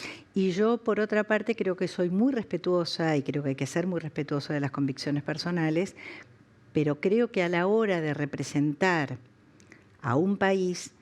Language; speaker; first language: Spanish; native; Spanish